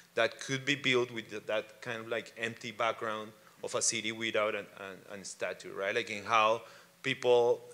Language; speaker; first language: English; non-native, fluent; Spanish